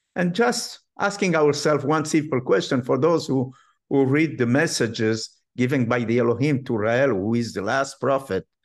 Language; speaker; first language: English; non-native, fluent; Arabic